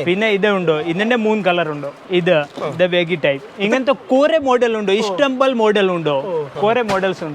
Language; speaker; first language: Malayalam; non-native, local second language; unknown